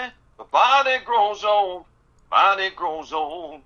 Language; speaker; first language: English; native; English